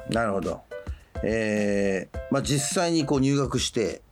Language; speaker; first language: Japanese; native; Japanese